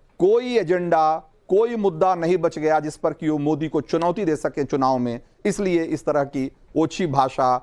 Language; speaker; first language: Hindi; native; Hindi